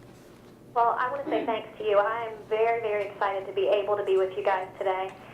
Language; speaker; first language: English; native; English